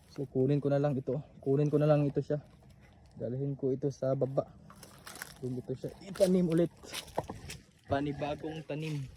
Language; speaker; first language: Filipino; native; Filipino